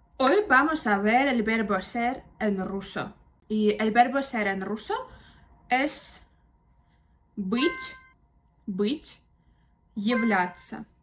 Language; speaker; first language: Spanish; non-native, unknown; Russian